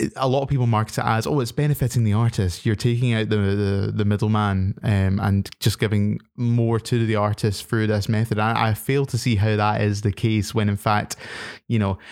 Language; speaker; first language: English; native; English